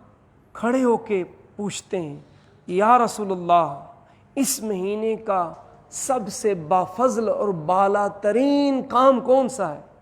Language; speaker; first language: Urdu; native; Urdu